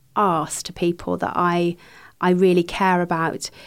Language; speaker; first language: English; native; English